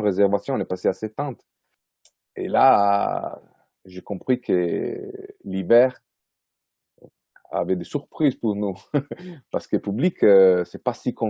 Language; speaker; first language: French; non-native, fluent; Italian